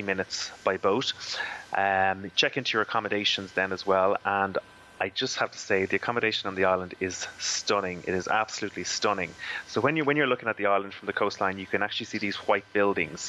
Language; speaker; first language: English; native; English